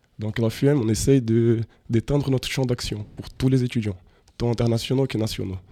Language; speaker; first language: French; non-native, fluent; Portuguese